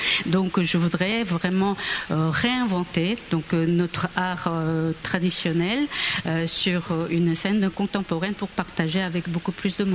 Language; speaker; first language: French; non-native, fluent; Korean